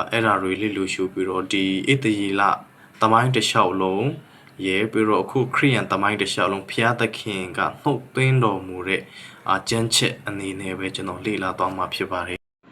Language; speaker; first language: Burmese; non-native, local second language; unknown